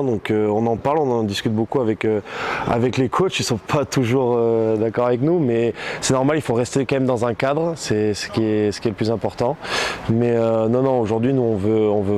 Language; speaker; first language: French; native; French